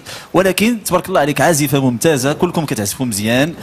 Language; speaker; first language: Arabic; native; Arabic